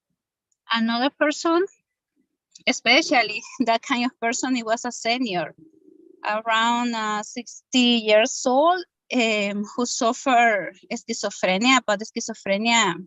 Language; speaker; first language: English; non-native, learner; Spanish